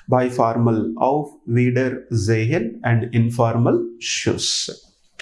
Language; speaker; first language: German; non-native, fluent; Telugu